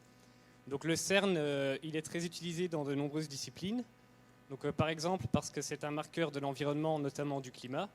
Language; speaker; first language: French; native; French